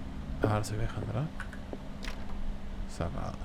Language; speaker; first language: Spanish; native; Spanish